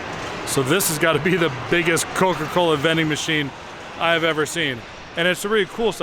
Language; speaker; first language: English; native; English